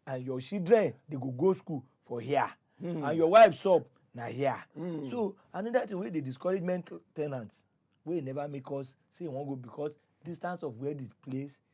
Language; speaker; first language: Nigerian Pidgin; non-native, local second language; Yoruba